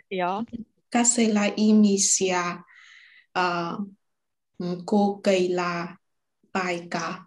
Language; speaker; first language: Finnish; non-native, learner; Vietnamese